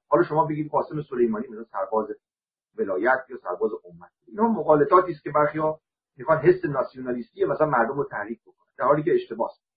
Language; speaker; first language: Persian; native; Persian